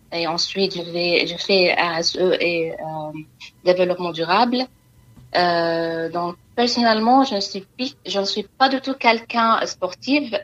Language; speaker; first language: French; non-native, learner; Arabic